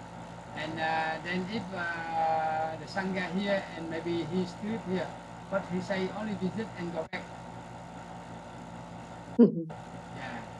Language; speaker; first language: English; non-native, learner; Vietnamese